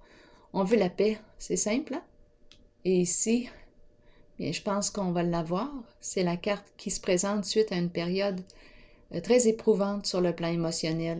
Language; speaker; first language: French; native; French